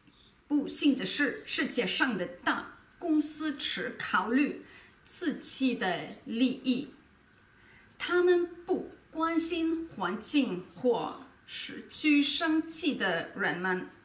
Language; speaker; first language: Chinese; non-native, learner; German